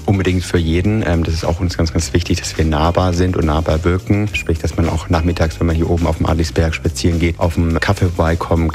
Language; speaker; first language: German; native; German